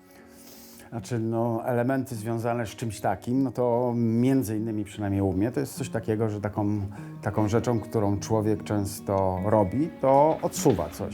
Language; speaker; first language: Polish; native; Polish